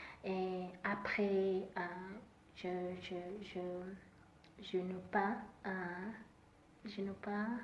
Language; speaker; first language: French; non-native, learner; Southern Sotho